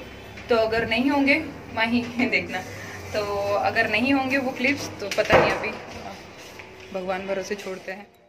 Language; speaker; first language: Hindi; native; Hindi